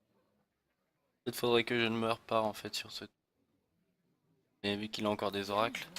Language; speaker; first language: French; native; French